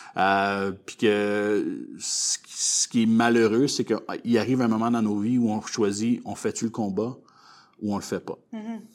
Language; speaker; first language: French; native; French